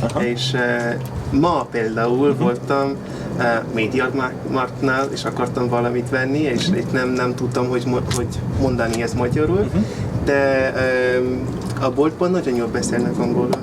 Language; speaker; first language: Hungarian; non-native, learner; English